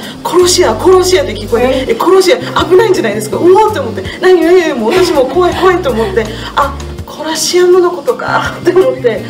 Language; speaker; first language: Japanese; non-native, fluent; English